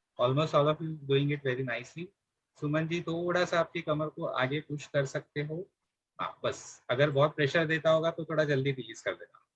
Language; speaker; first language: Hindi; non-native, local second language; Marathi